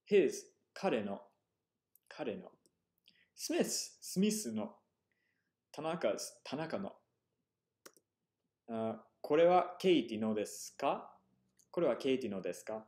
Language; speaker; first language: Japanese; non-native, fluent; English